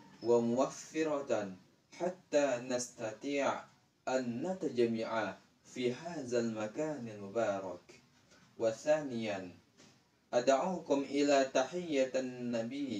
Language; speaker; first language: Arabic; non-native, learner; Indonesian